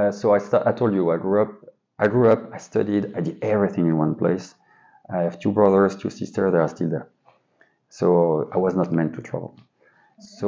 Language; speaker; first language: English; non-native, fluent; French